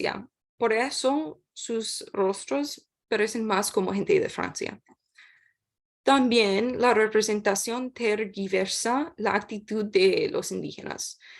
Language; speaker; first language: Spanish; non-native, learner; English